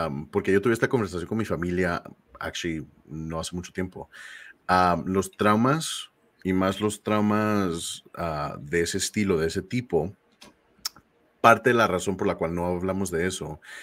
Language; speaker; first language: Spanish; early bilingual, heritage; Spanish